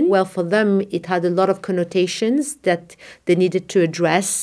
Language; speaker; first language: English; non-native, fluent; Arabic